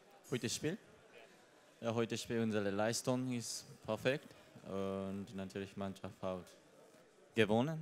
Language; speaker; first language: German; non-native, learner; Japanese